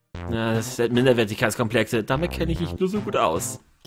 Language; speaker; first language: German; native; German